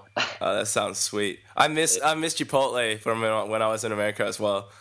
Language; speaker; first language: English; non-native, fluent; Danish